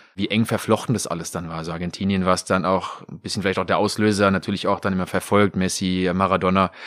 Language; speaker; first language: German; native; German